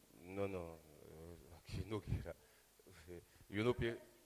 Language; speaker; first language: Spanish; non-native, learner; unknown